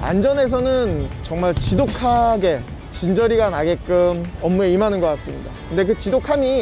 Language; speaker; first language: Korean; native; Korean